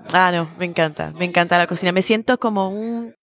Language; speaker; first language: Spanish; native; Spanish